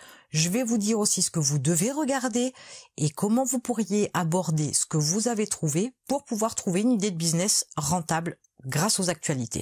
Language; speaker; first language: French; native; French